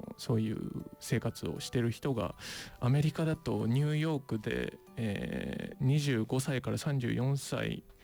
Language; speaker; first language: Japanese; early bilingual, other home language; English